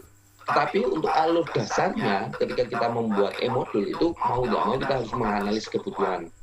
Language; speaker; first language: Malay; non-native, local second language; Javanese